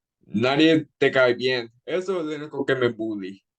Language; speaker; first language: Spanish; early bilingual, heritage; Spanish